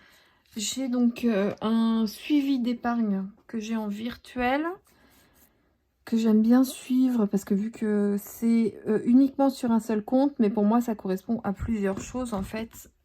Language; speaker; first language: French; native; French